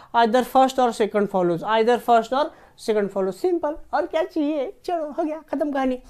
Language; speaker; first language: Hindi; non-native, local second language; Marathi